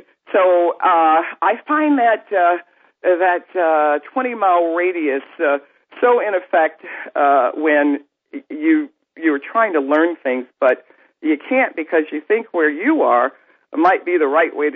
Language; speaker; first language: English; native; English